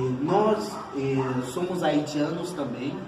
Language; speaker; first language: Portuguese; non-native, fluent; Haitian Creole